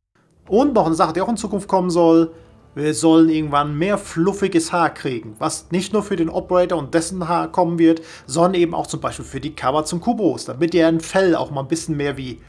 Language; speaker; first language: German; native; German